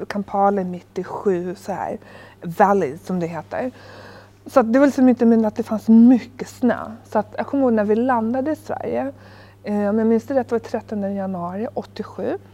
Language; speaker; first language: Swedish; early bilingual, other home language; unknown